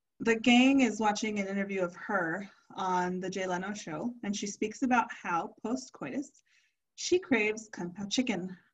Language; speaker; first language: English; early bilingual, other home language; Spanish